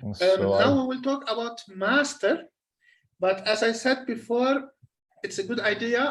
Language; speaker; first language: English; non-native, fluent; Arabic